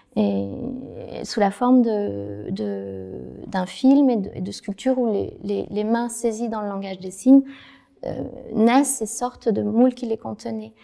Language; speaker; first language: French; non-native, fluent; Vietnamese